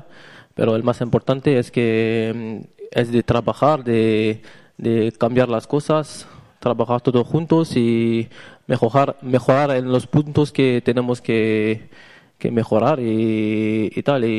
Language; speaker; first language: Spanish; non-native, learner; French